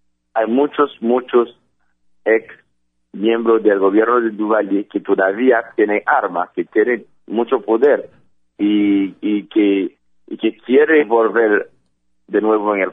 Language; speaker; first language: Spanish; non-native, fluent; Haitian Creole